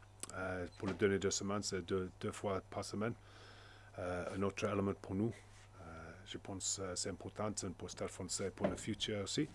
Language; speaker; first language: French; non-native, learner; English